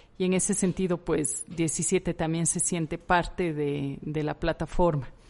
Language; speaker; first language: Spanish; native; Spanish